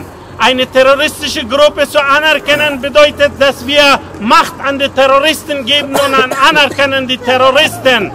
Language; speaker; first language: German; non-native, fluent; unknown